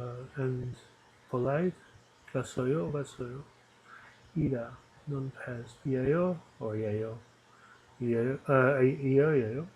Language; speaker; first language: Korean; non-native, learner; Dutch